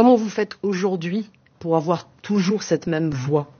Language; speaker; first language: French; native; French